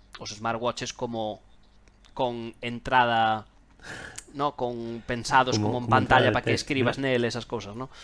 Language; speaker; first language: Galician; non-native, local second language; Spanish